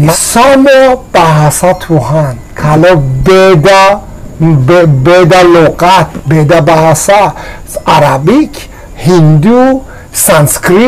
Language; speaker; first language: Indonesian; non-native, learner; Persian